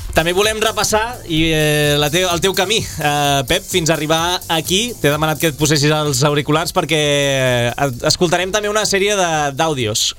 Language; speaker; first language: Catalan; native; Catalan